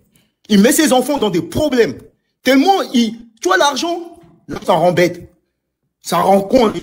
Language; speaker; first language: French; non-native, local second language; Ewe